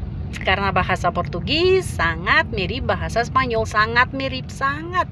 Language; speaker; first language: Indonesian; non-native, fluent; Russian